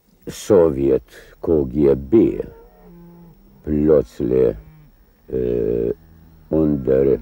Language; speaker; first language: Swedish; non-native, fluent; Lithuanian